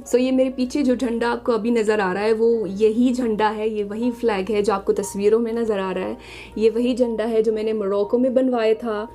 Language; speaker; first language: Urdu; non-native, fluent; Arabic